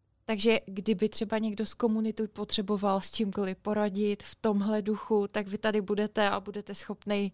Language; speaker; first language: Czech; native; Czech